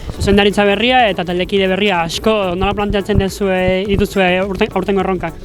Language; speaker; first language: Basque; native; Basque